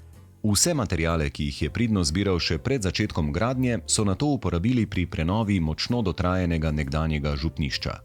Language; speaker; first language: Slovenian; native; Slovenian